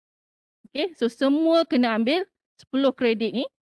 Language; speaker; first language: Malay; native; Malay